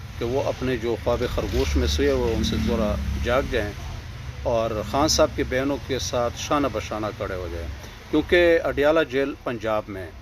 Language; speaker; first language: Urdu; non-native, local second language; Pashto